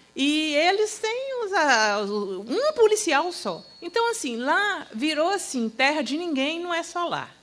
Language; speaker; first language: Portuguese; native; Portuguese